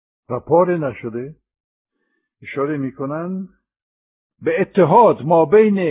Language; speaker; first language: Persian; non-native, fluent; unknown